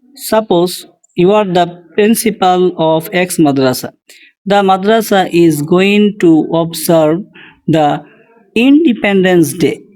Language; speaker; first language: English; non-native, local second language; Bangla